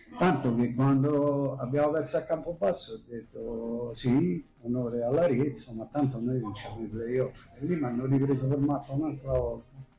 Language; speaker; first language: Italian; native; Italian